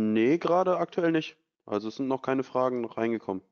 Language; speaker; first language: German; native; German